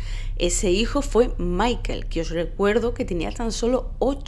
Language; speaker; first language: Spanish; native; Spanish